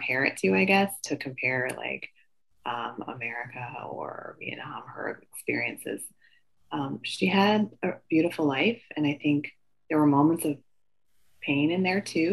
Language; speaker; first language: English; native; English